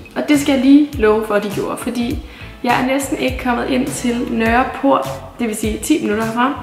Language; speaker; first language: Danish; native; Danish